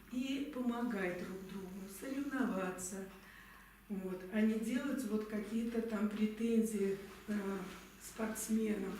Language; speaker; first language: Russian; native; Russian